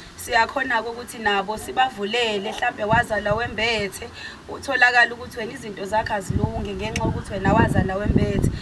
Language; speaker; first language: Zulu; native; Zulu